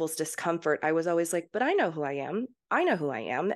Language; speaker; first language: English; early bilingual, heritage; English